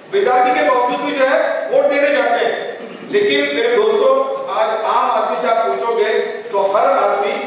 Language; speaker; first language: Hindi; non-native, local second language; Urdu